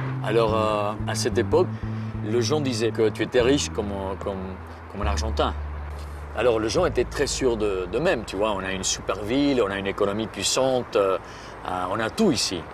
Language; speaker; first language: French; non-native, fluent; Spanish